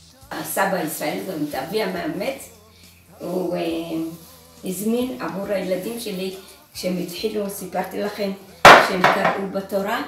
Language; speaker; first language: Hebrew; early bilingual, other home language; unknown